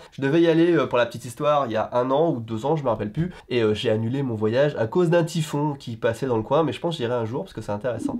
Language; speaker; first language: French; native; French